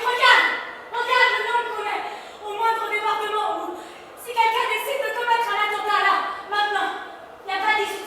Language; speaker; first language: French; native; French